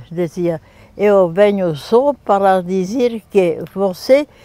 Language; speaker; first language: Portuguese; non-native, fluent; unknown